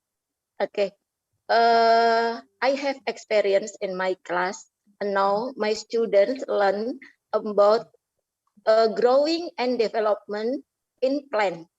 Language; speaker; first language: English; non-native, learner; Indonesian